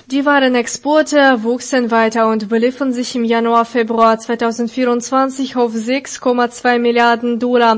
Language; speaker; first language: German; non-native, fluent; Russian